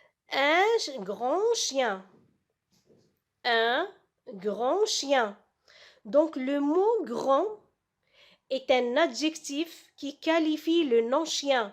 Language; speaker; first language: French; non-native, local second language; Arabic